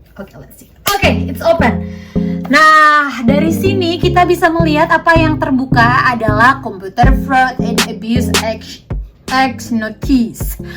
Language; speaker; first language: Indonesian; native; Indonesian